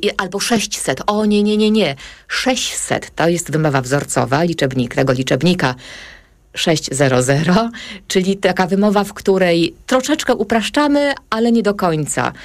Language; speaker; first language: Polish; native; Polish